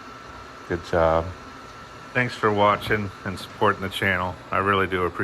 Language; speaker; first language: English; native; English